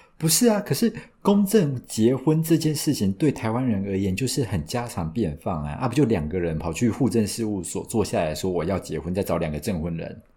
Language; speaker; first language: Chinese; native; Chinese